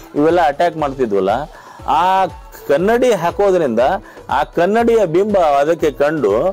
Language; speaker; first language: Kannada; non-native, local second language; Lambadi